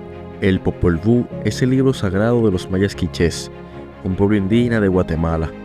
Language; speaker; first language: Spanish; native; Spanish